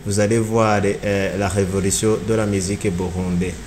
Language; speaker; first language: French; non-native, learner; Rundi